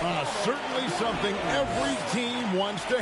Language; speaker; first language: English; native; English